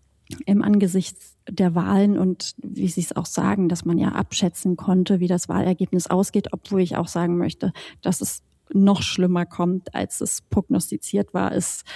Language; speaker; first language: German; native; German